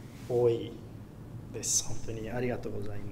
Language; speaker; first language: Japanese; non-native, learner; Portuguese